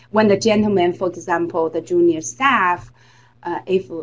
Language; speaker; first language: English; non-native, fluent; Chinese